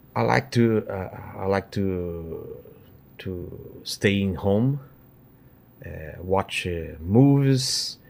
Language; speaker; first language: English; non-native, learner; Portuguese